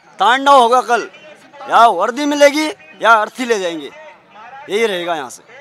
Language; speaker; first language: Hindi; native; Hindi